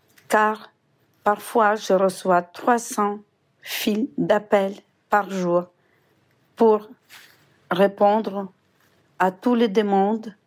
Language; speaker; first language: French; non-native, fluent; Ukrainian